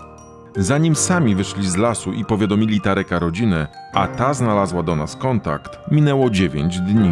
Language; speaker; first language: Polish; native; Polish